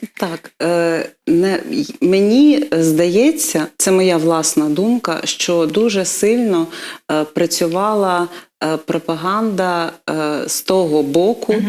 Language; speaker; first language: Ukrainian; non-native, local second language; Russian